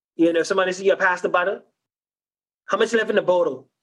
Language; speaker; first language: English; early bilingual, other home language; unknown